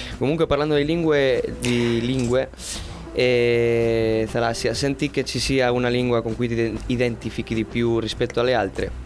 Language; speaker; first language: Italian; non-native, fluent; Spanish